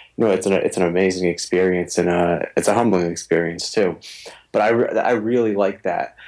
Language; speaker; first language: English; native; English